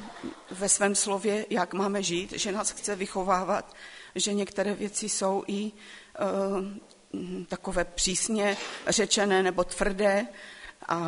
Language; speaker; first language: Czech; non-native, local second language; Polish